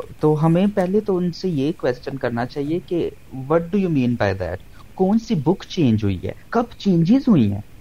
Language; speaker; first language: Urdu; non-native, local second language; Punjabi